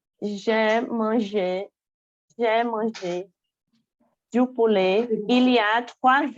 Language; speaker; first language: French; non-native, learner; Portuguese